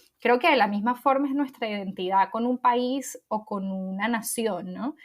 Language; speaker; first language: Spanish; native; Spanish